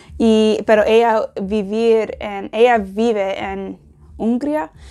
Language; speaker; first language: Spanish; non-native, learner; English